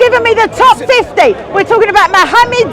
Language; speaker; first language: English; native; English